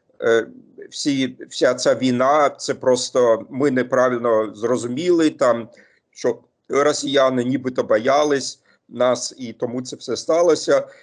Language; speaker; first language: Ukrainian; non-native, fluent; German